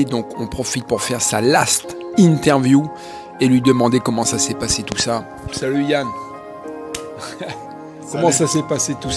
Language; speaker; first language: French; native; French